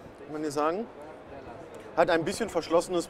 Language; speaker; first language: German; native; German